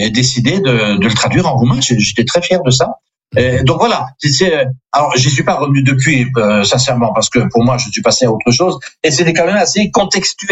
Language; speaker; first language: French; non-native, local second language; Swiss German